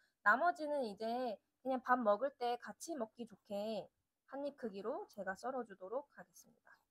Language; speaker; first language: Korean; native; Korean